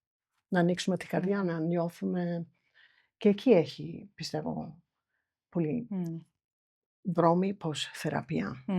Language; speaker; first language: Greek; non-native, fluent; English